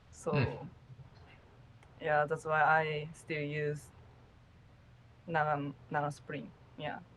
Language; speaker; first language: English; non-native, learner; Japanese